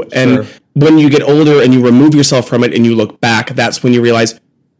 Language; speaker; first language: English; native; English